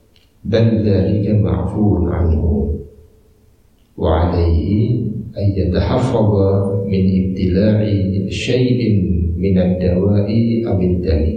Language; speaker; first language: Arabic; non-native, fluent; Indonesian